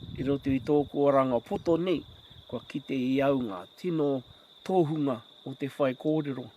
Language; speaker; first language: Māori; non-native, local second language; English